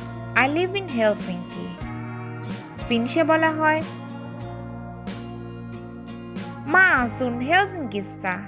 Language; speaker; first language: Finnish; non-native, learner; Bangla